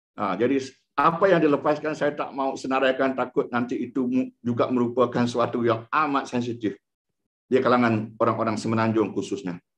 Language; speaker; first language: Malay; non-native, local second language; Iban